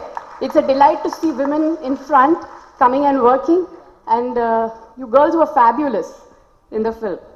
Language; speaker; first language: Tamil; non-native, local second language; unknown